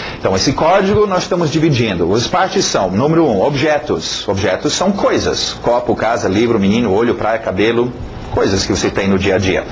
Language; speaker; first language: Portuguese; native; Portuguese